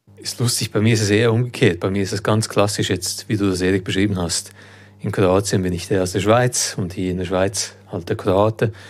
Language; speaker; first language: German; early bilingual, other home language; Croatian